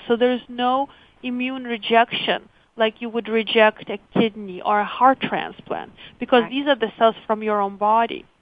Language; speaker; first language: English; early bilingual, other home language; Lithuanian